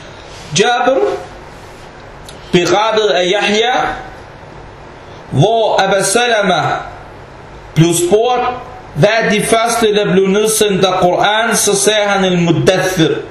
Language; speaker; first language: Danish; non-native, fluent; Arabic